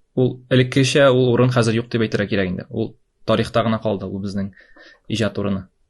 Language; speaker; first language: Tatar; native; Tatar